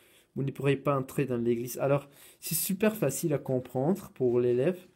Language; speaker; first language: French; non-native, fluent; Spanish